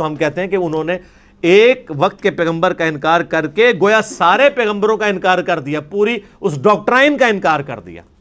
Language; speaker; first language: Urdu; non-native, local second language; Punjabi